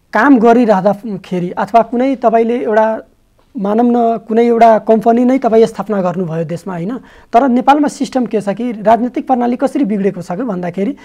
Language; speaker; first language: Nepali; non-native, local second language; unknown